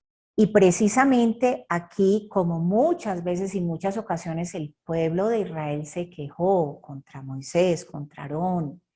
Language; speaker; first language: Spanish; native; Spanish